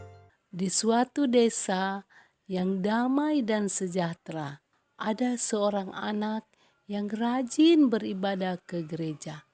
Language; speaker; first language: Indonesian; native; Indonesian